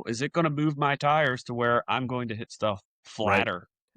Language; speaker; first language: English; native; English